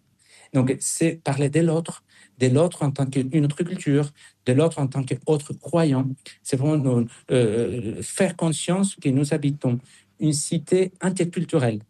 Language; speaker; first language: French; non-native, fluent; Spanish